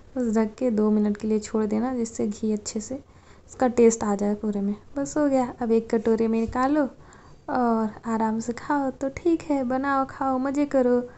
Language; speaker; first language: Hindi; native; Hindi